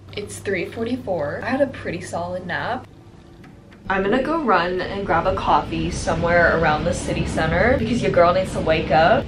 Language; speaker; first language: English; native; English